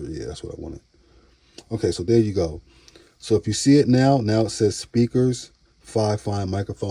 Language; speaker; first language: English; native; English